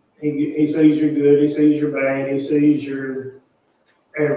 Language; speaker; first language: English; native; English